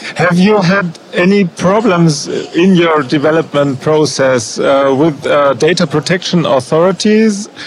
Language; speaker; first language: English; non-native, fluent; German